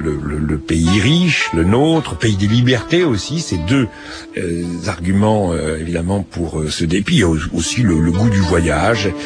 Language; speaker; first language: French; native; French